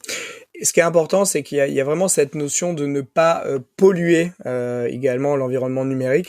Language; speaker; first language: French; native; French